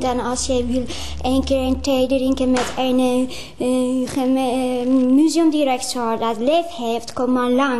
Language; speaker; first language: Dutch; non-native, fluent; Persian